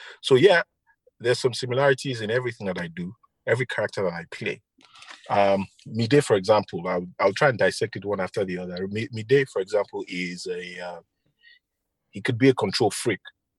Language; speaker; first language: English; non-native, local second language; Hausa